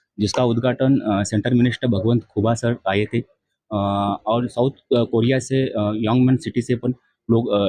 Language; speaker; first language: Hindi; non-native, local second language; Marathi